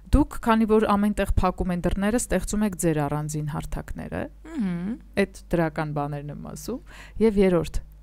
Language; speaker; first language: Armenian; native; Armenian